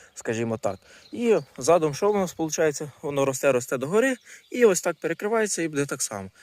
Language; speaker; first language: Ukrainian; non-native, local second language; Russian